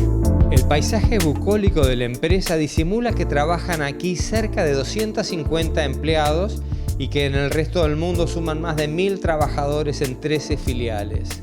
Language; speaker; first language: Spanish; native; Spanish